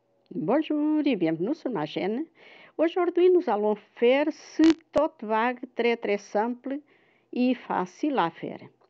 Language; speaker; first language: French; non-native, fluent; Portuguese